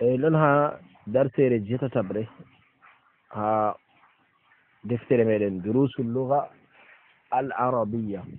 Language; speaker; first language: Arabic; non-native, fluent; Fula